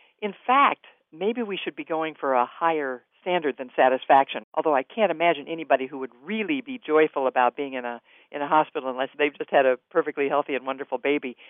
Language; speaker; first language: English; native; English